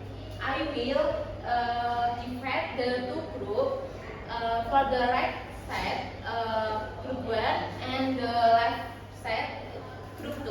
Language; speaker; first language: English; non-native, learner; Indonesian